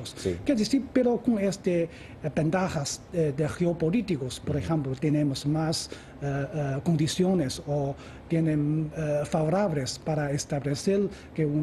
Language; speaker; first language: Spanish; non-native, fluent; Chinese